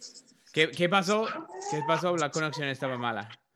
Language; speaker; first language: Spanish; non-native, learner; English